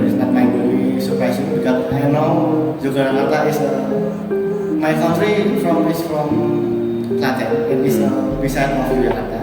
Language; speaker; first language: English; non-native, learner; Indonesian